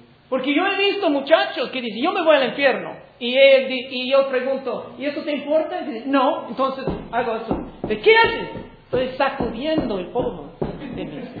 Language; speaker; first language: Spanish; non-native, fluent; English